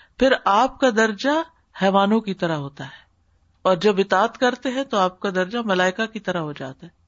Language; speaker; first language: Urdu; native; Urdu